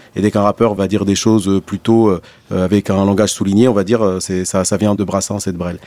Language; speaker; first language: French; non-native, local second language; Arabic